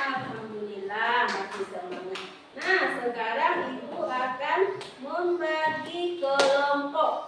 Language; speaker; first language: Indonesian; native; Indonesian